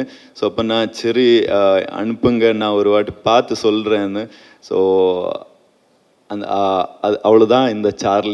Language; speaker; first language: Tamil; non-native, fluent; Malayalam